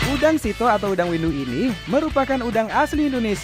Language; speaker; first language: Indonesian; native; Indonesian